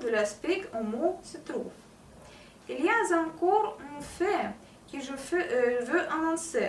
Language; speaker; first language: French; non-native, learner; Russian